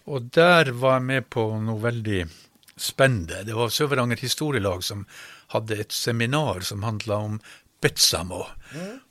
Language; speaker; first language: Norwegian; native; Norwegian